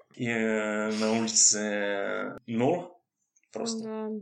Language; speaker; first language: Russian; non-native, fluent; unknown